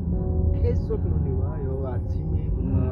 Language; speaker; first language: Korean; non-native, learner; Nepali